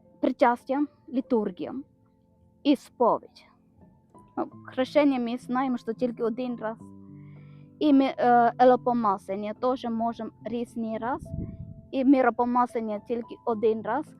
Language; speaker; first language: Ukrainian; non-native, learner; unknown